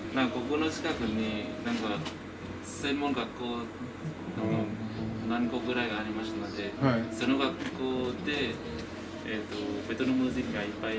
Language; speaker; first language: Japanese; non-native, learner; Vietnamese